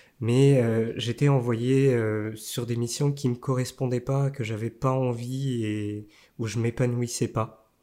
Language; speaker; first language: French; native; French